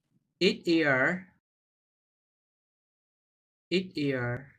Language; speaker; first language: English; non-native, fluent; Vietnamese